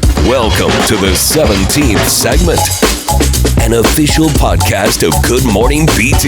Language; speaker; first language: English; native; English